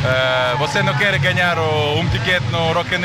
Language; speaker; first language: Portuguese; non-native, fluent; Russian